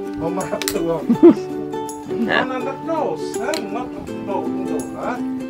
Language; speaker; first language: English; non-native, learner; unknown